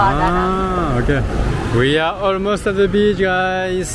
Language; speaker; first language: English; non-native, fluent; French